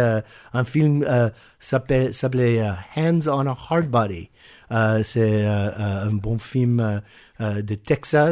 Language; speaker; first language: French; non-native, learner; English